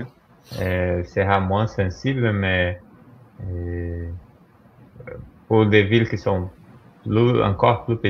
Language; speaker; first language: French; non-native, fluent; Portuguese